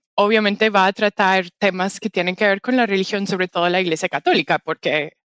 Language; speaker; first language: Spanish; non-native, fluent; English